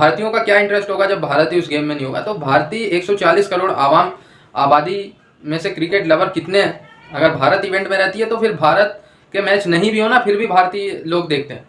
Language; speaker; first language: Hindi; native; Hindi